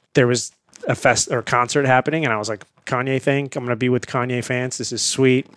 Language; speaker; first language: English; early bilingual, other home language; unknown